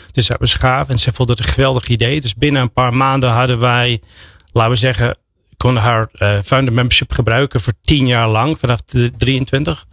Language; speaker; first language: Dutch; non-native, fluent; English